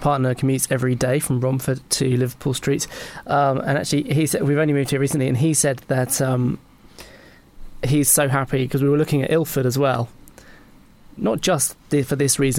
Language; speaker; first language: English; native; English